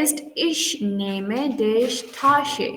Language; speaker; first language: German; non-native, fluent; Urdu